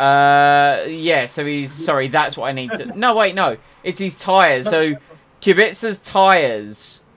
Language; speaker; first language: English; native; English